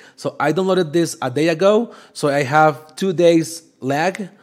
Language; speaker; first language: English; non-native, fluent; Spanish